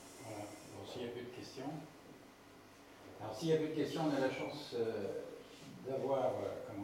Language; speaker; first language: French; native; French